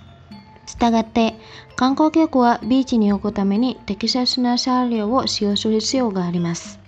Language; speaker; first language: Japanese; non-native, fluent; Indonesian